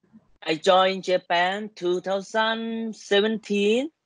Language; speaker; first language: English; non-native, learner; Thai